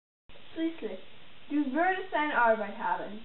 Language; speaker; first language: German; non-native, learner; English